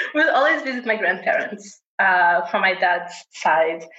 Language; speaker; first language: English; non-native, fluent; Portuguese